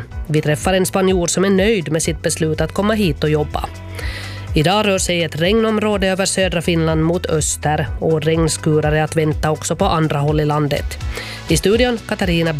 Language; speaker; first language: Swedish; native; Swedish